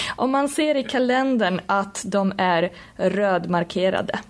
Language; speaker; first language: Swedish; non-native, fluent; Polish